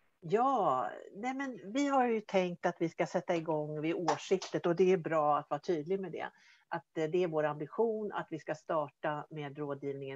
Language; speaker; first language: Swedish; native; Swedish